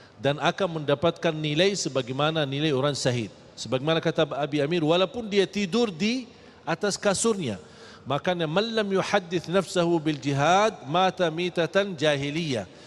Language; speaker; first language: Malay; non-native, fluent; Arabic